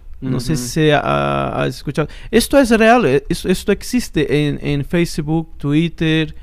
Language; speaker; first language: Spanish; non-native, learner; Portuguese